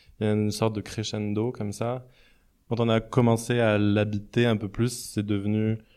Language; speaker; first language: French; native; French